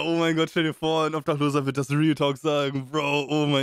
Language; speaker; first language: German; native; German